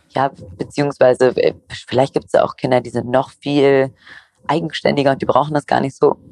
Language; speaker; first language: German; early bilingual, other home language; Greek